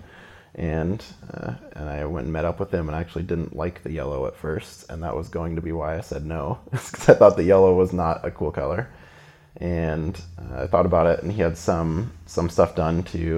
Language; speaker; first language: English; native; English